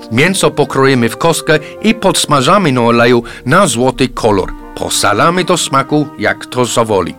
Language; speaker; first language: Polish; non-native, fluent; English